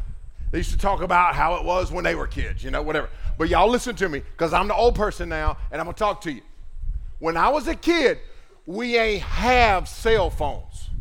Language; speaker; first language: English; native; English